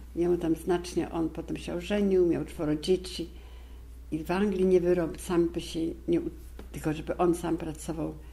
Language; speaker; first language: Polish; native; Polish